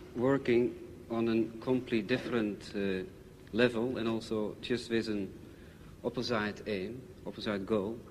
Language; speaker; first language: English; non-native, fluent; Dutch